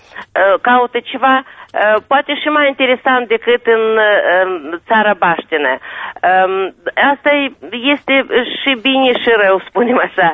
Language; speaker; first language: Romanian; non-native, local second language; Russian